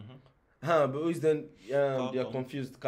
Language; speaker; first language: Turkish; non-native, fluent; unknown